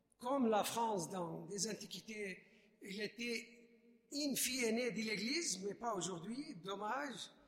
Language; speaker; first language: French; non-native, fluent; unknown